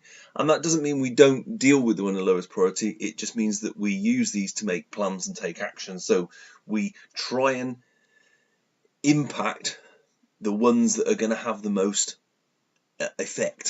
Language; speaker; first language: English; native; English